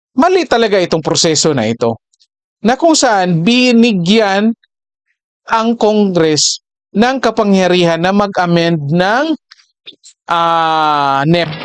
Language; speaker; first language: Filipino; native; Filipino